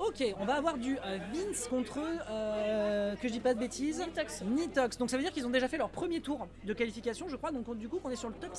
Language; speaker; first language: French; native; French